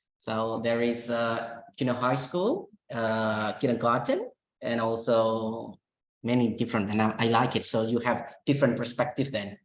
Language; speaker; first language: English; non-native, fluent; Indonesian